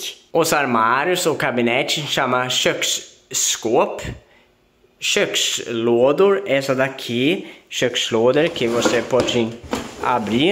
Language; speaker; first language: Portuguese; non-native, fluent; Swedish